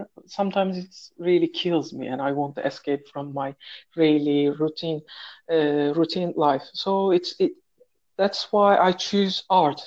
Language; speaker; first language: English; non-native, fluent; Turkish